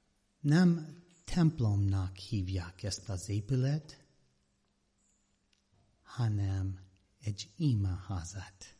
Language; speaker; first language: Hungarian; non-native, learner; English